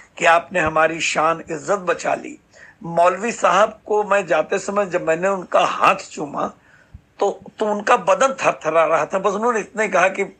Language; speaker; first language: Hindi; native; Hindi